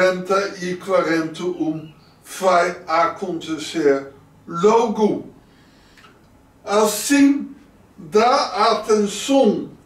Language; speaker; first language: Portuguese; non-native, learner; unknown